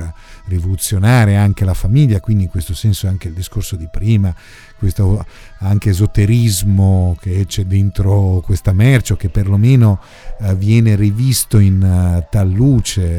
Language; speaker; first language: Italian; native; Italian